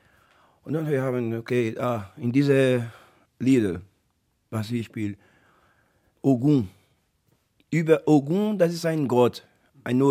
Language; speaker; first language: German; non-native, learner; Portuguese